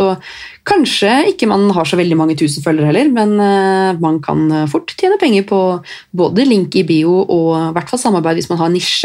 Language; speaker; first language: Norwegian; native; Norwegian